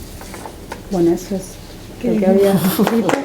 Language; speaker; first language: Spanish; native; Spanish